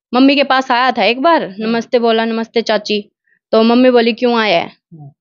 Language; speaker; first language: Hindi; non-native, local second language; Haryanvi